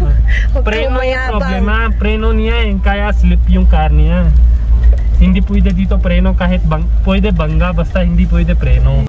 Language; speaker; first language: Filipino; non-native, learner; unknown